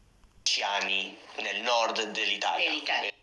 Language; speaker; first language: Italian; non-native, fluent; English